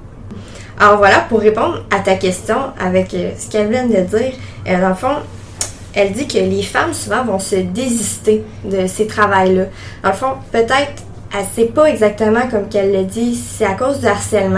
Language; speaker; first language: French; native; French